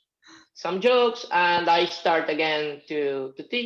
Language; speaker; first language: English; non-native, fluent; Portuguese